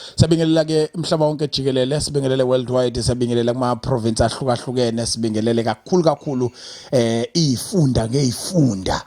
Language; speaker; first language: Zulu; native; Zulu